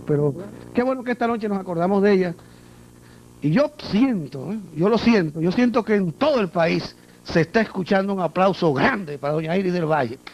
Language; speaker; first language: Spanish; native; Spanish